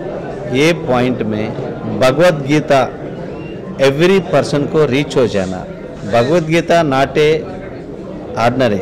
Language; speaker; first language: Hindi; non-native, local second language; Telugu